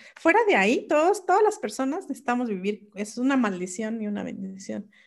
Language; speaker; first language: Spanish; non-native, local second language; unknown